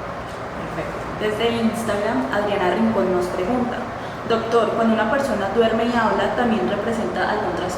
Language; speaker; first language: Spanish; native; Spanish